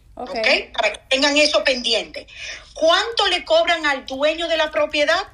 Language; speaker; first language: Spanish; native; Spanish